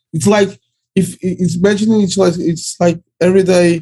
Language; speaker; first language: English; early bilingual, other home language; Portuguese